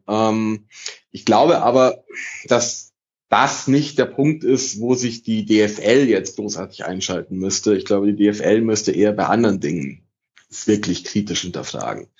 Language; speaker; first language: German; early bilingual, other home language; Italian